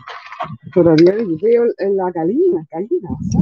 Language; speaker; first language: Spanish; non-native, learner; German